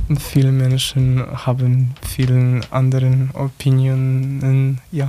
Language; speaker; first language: German; non-native, learner; Polish